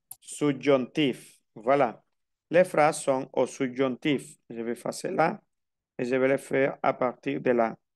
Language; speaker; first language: French; non-native, fluent; Spanish